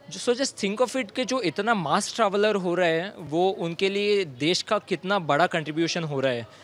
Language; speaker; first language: Hindi; non-native, local second language; Gujarati